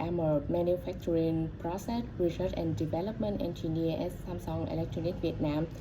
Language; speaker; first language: English; non-native, learner; Vietnamese